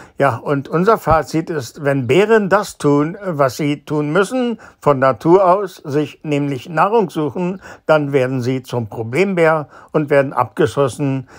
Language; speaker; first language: German; native; German